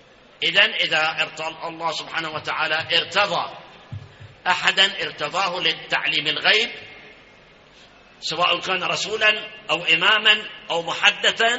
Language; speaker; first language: Arabic; native; Arabic